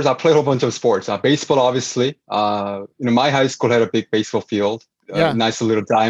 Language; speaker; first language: English; non-native, fluent; Korean